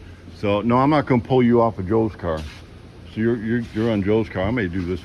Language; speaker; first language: English; native; English